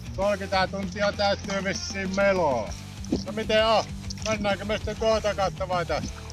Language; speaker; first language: Finnish; native; Finnish